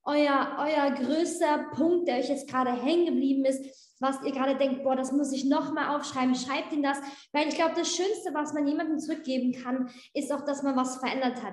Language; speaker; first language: German; native; German